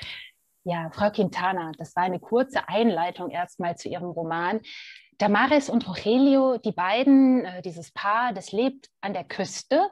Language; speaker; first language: German; native; German